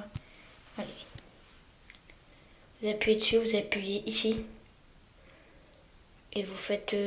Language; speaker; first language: French; native; French